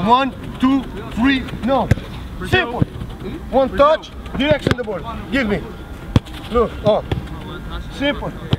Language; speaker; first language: English; non-native, learner; Portuguese